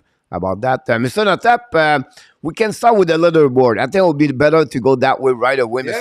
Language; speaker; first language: English; non-native, local second language; French